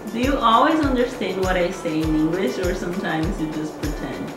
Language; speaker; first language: English; non-native, fluent; Portuguese